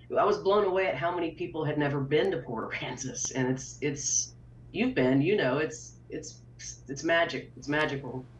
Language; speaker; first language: English; native; English